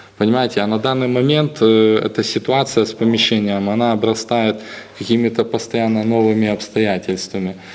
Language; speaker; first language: Russian; native; Russian